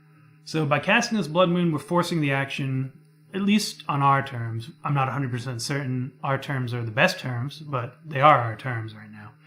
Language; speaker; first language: English; native; English